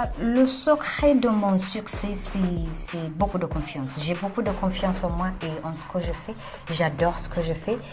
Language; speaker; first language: French; non-native, fluent; Ganda